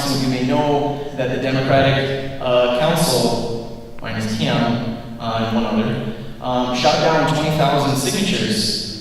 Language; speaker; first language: English; native; English